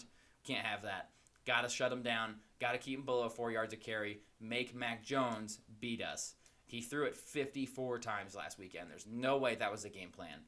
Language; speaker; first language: English; native; English